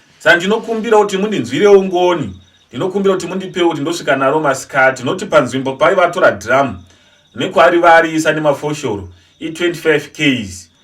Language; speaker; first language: Shona; non-native, local second language; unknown